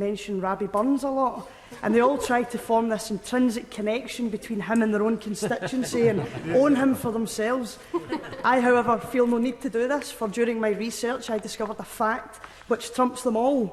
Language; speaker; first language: English; native; English